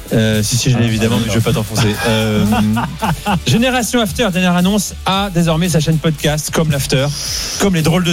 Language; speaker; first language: French; native; French